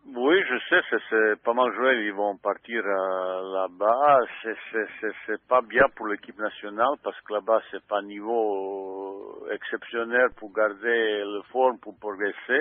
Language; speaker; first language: French; non-native, fluent; Bosnian